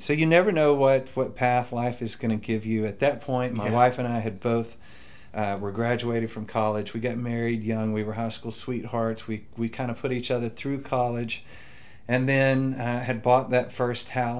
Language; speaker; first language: English; native; English